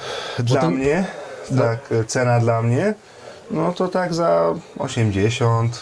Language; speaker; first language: Polish; early bilingual, heritage; Polish